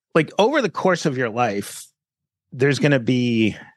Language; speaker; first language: English; native; English